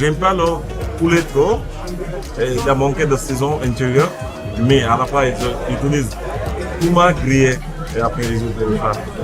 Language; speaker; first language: French; non-native, learner; Bangla